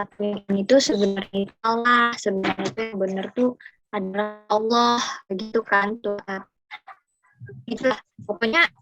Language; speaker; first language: Indonesian; native; Indonesian